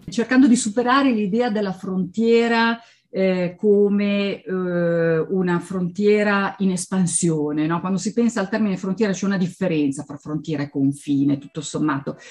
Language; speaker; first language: Italian; non-native, local second language; Swiss German